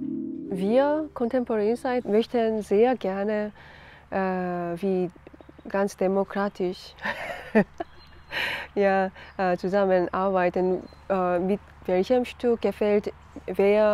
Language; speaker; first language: German; non-native, learner; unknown